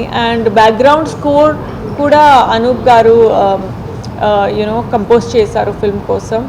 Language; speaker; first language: Telugu; non-native, fluent; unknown